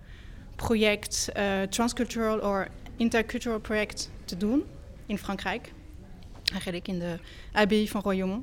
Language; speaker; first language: Dutch; non-native, fluent; French